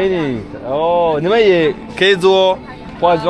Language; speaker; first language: Chinese; non-native, learner; Rundi